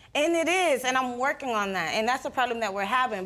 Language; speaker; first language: English; non-native, fluent; Spanish